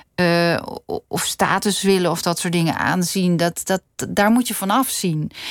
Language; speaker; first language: Dutch; native; Dutch